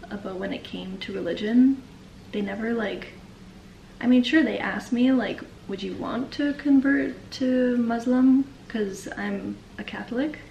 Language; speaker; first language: English; native; English